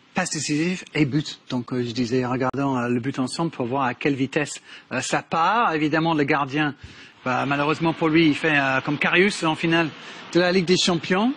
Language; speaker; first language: French; native; French